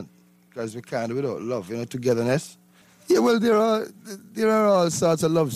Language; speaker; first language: English; non-native, local second language; Jamaican Creole English